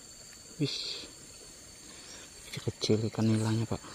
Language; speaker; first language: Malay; non-native, local second language; Javanese